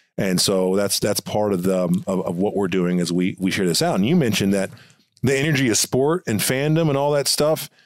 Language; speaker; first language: English; native; English